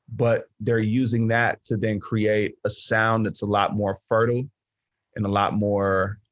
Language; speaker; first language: English; native; English